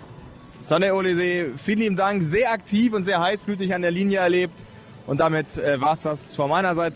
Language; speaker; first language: German; native; German